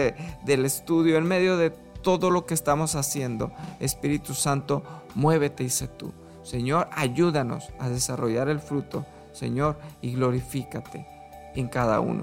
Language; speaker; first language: Spanish; native; Spanish